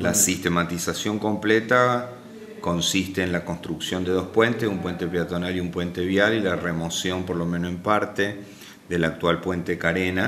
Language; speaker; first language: Spanish; native; Spanish